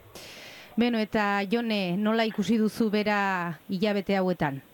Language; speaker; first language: Basque; native; Basque